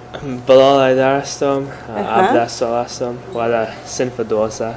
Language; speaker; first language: Persian; early bilingual, heritage; Persian